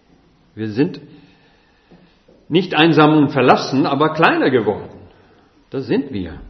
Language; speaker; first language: German; non-native, fluent; English